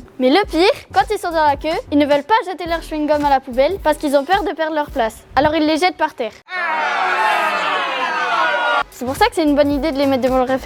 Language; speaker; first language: French; native; French